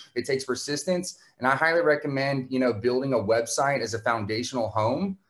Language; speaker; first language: English; native; English